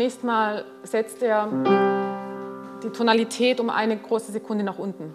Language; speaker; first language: German; non-native, fluent; Hungarian